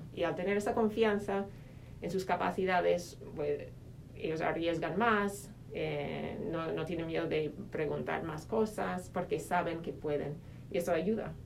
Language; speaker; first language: Spanish; non-native, fluent; English